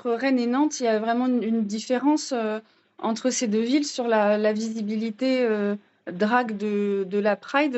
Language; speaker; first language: French; native; French